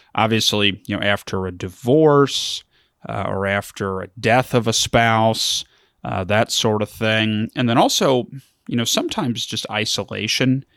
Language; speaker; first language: English; early bilingual, other home language; German